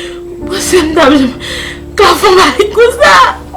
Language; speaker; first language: Portuguese; non-native, learner; Haitian Creole